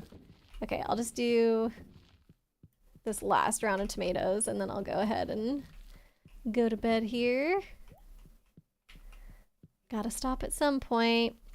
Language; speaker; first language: English; native; English